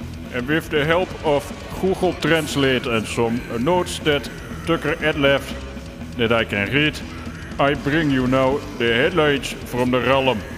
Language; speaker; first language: English; non-native, learner; Dutch